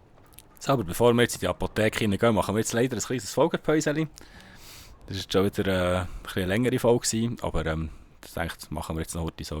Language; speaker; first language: German; native; German